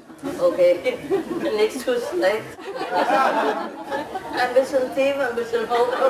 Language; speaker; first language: German; non-native, learner; Vietnamese